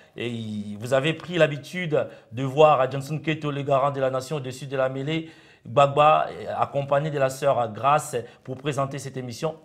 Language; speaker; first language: French; non-native, local second language; Lingala